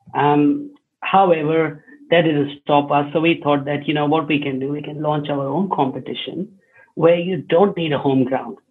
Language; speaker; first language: English; non-native, local second language; Hindi